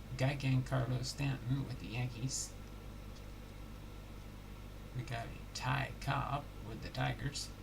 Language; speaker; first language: English; native; English